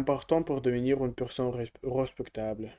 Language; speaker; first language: French; non-native, learner; Russian